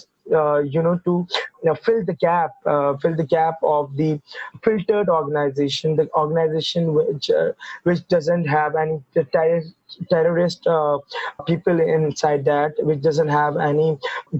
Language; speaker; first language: English; non-native, local second language; Urdu